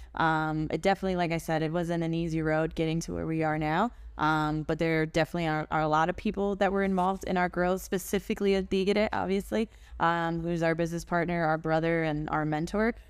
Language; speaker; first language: English; early bilingual, other home language; German